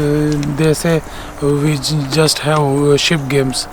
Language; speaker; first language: English; non-native, learner; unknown